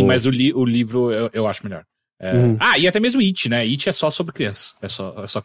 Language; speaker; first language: Portuguese; native; Portuguese